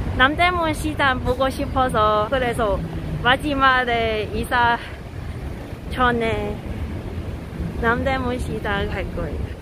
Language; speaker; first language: Korean; non-native, learner; Cantonese